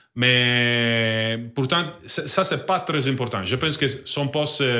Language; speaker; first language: French; non-native, learner; Italian